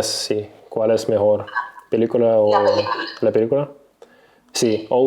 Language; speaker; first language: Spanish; non-native, learner; English